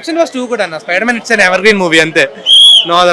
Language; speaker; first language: Telugu; native; Telugu